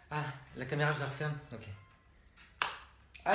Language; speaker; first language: French; native; French